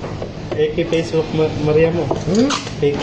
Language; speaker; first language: Greek; non-native, learner; Filipino